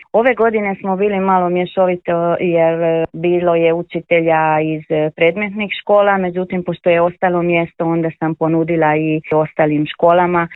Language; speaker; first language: Croatian; early bilingual, heritage; Croatian